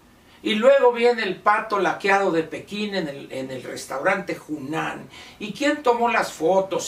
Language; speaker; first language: Spanish; native; Spanish